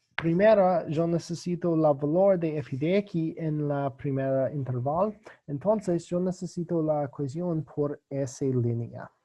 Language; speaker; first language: Spanish; non-native, learner; English